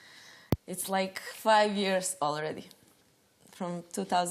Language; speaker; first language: English; non-native, learner; Serbian